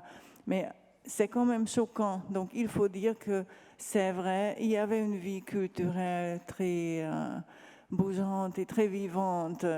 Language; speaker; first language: French; non-native, fluent; Hungarian